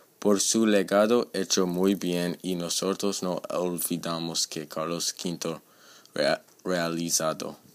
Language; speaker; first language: Spanish; non-native, learner; English